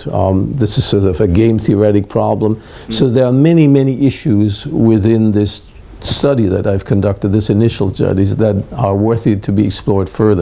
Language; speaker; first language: English; non-native, fluent; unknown